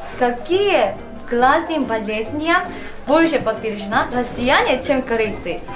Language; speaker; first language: Russian; non-native, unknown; Korean